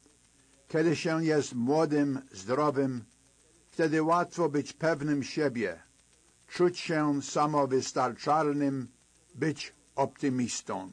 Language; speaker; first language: Polish; native; Polish